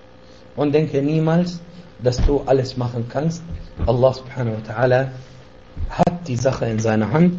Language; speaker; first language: German; non-native, fluent; Arabic